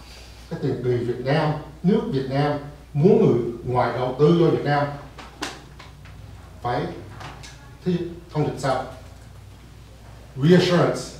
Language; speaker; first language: Vietnamese; early bilingual, heritage; English